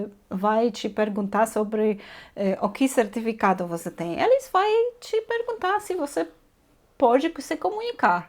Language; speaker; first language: Portuguese; non-native, fluent; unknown